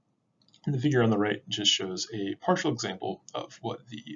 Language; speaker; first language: English; native; English